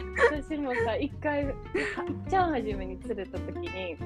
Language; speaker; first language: Japanese; early bilingual, heritage; Japanese